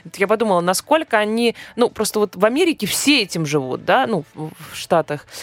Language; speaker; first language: Russian; native; Russian